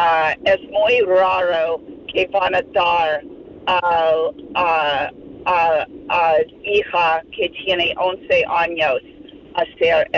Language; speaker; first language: Spanish; non-native, learner; English